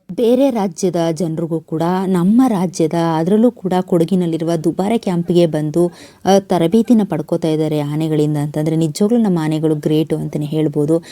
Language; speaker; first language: Kannada; native; Kannada